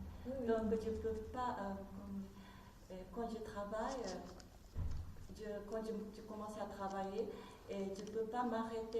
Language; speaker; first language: French; non-native, fluent; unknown